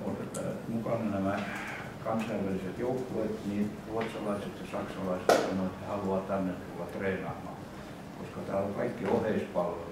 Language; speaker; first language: Finnish; native; Finnish